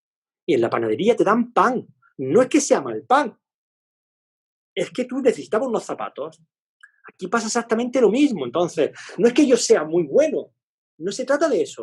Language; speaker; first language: Spanish; native; Spanish